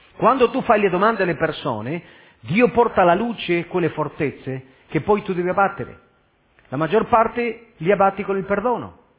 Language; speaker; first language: Italian; non-native, fluent; Spanish